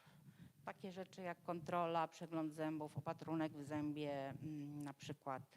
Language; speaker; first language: Polish; native; Polish